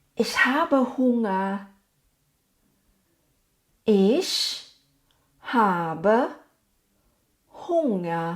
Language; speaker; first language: German; non-native, fluent; Thai